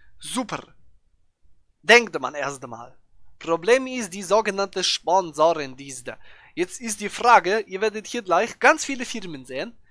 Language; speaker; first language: German; native; German